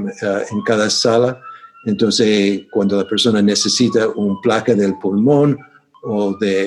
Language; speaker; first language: Spanish; non-native, fluent; English